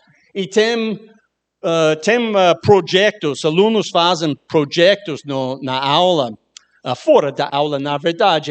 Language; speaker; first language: Portuguese; non-native, learner; English